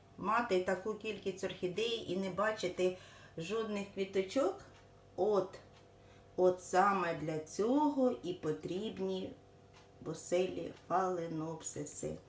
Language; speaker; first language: Ukrainian; non-native, local second language; Russian